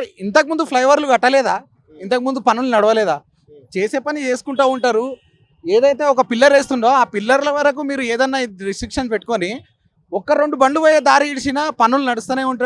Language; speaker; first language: Telugu; native; Telugu